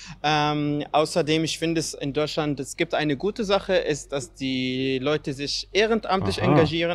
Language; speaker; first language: German; non-native, fluent; Arabic